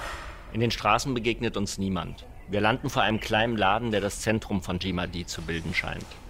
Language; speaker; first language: German; native; German